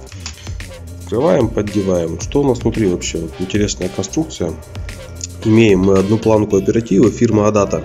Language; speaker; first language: Russian; native; Russian